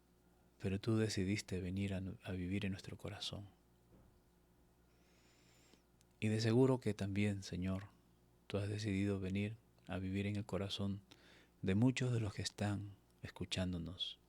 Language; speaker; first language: Spanish; native; Spanish